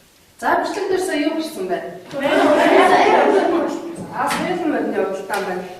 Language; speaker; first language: Mongolian; native; Mongolian